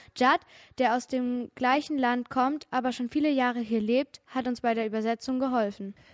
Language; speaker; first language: German; native; German